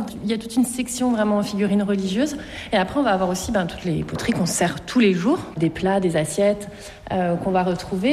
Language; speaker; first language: French; native; French